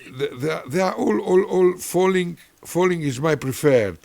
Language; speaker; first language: English; non-native, learner; Italian